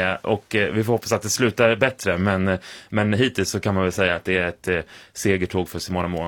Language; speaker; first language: Swedish; native; Swedish